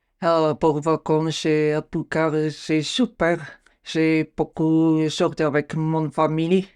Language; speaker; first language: French; non-native, learner; Bulgarian